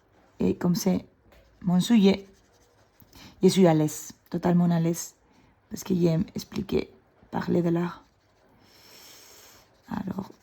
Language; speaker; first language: French; non-native, fluent; Spanish